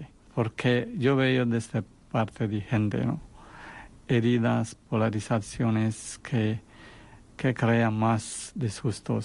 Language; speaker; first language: Spanish; non-native, fluent; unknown